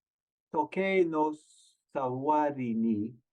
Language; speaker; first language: Japanese; non-native, learner; English